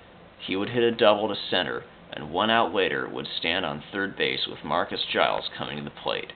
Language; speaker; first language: English; native; English